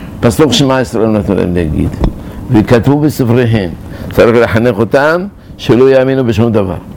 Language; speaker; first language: Hebrew; early bilingual, other home language; Arabic